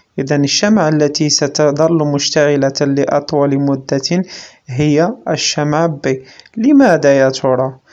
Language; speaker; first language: Arabic; native; Arabic